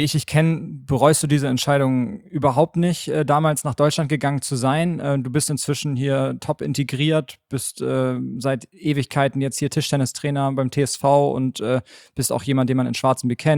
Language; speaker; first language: German; native; German